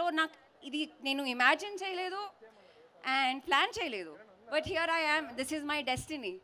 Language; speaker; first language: Telugu; non-native, fluent; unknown